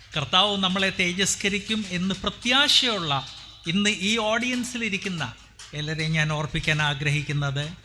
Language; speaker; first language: Malayalam; non-native, local second language; Hindi